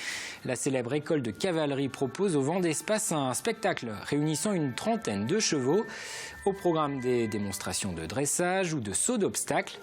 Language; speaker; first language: French; native; French